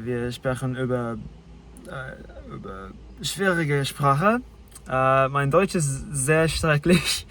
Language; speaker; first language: German; non-native, learner; English